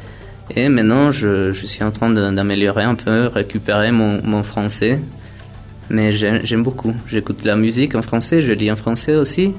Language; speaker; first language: French; non-native, fluent; Spanish